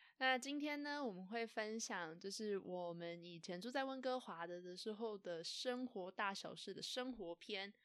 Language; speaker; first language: Chinese; native; Chinese